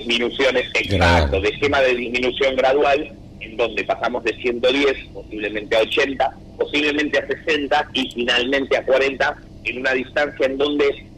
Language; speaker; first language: Spanish; native; Spanish